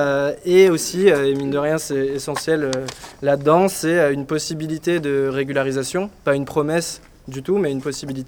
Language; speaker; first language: French; native; French